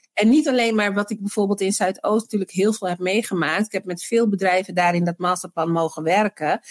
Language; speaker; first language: Dutch; early bilingual, other home language; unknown